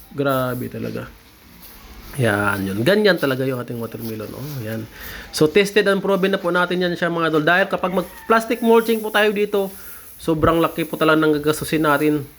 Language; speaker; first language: Filipino; non-native, local second language; Hiligaynon